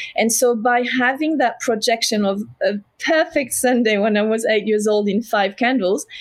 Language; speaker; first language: English; non-native, fluent; French